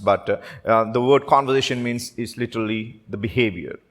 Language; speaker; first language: English; non-native, local second language; Telugu